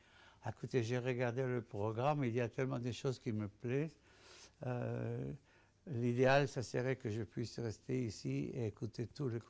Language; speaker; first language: French; non-native, fluent; Spanish